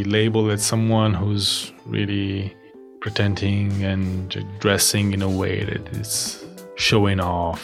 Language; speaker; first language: English; non-native, fluent; Italian